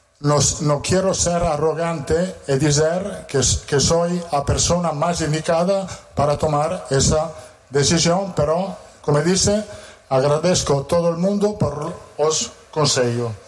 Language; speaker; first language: Portuguese; non-native, fluent; Italian